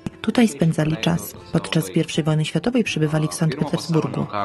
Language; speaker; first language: Polish; native; Polish